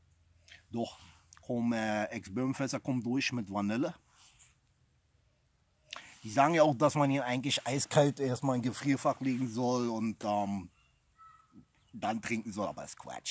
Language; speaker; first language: German; non-native, fluent; English